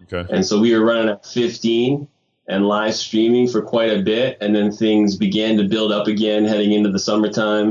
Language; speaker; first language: English; native; English